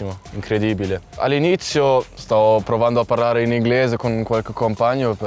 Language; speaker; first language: Italian; non-native, fluent; German